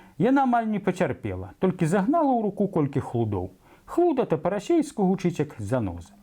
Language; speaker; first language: Belarusian; native; Belarusian